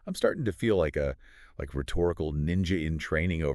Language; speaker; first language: English; native; English